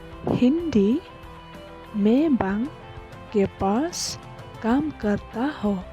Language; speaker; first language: Hindi; non-native, local second language; Khasi